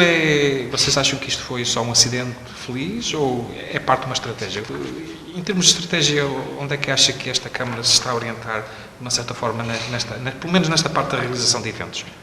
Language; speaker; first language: Portuguese; native; Portuguese